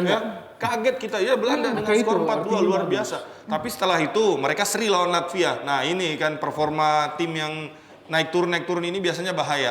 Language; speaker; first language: Indonesian; native; Indonesian